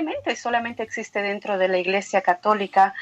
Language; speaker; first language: Spanish; native; Spanish